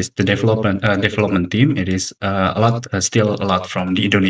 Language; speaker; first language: English; non-native, learner; Indonesian